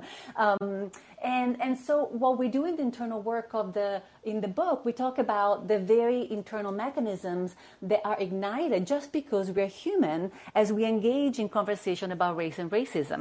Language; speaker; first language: English; non-native, fluent; Italian